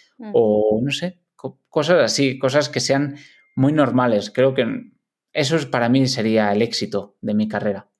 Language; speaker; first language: Spanish; non-native, local second language; Catalan